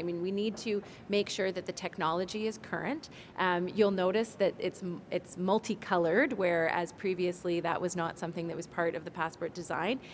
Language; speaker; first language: English; native; English